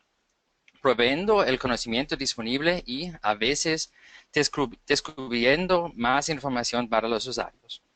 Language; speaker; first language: Spanish; non-native, fluent; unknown